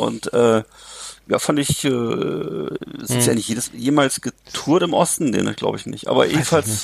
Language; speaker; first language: German; native; German